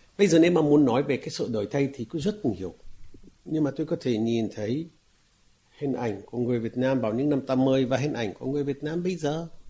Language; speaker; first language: Vietnamese; non-native, fluent; Arabic